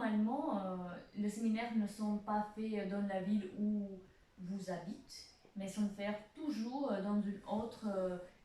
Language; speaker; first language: French; non-native, fluent; Albanian